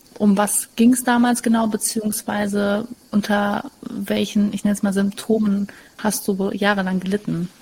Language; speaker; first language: German; native; German